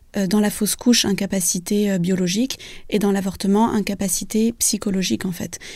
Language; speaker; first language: French; early bilingual, other home language; Vietnamese